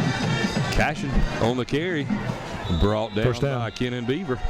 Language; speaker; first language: English; native; English